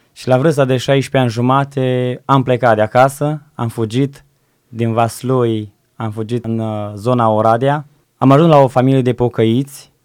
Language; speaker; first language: Romanian; native; Romanian